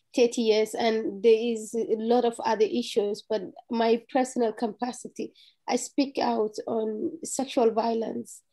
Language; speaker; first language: English; non-native, fluent; Somali